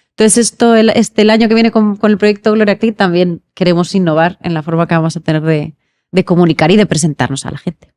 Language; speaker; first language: Spanish; native; Spanish